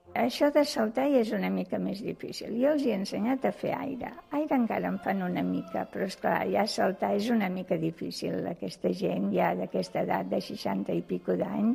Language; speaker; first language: Catalan; native; Catalan